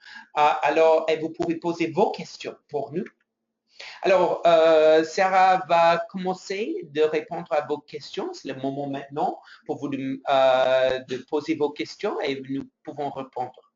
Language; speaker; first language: French; non-native, fluent; English